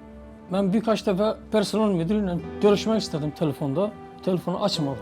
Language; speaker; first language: Turkish; native; Turkish